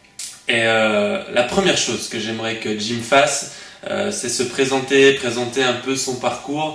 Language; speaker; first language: French; native; French